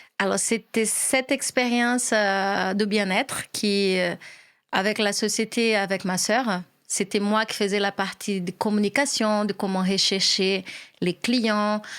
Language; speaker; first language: French; non-native, fluent; Portuguese